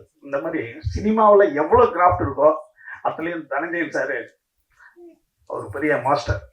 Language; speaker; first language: Tamil; native; Tamil